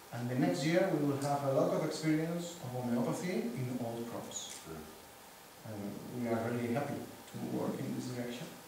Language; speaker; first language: English; non-native, fluent; Spanish